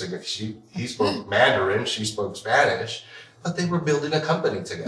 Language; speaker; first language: English; early bilingual, other home language; Spanish